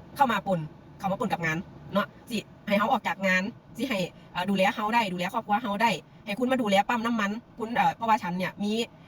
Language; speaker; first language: Thai; native; Thai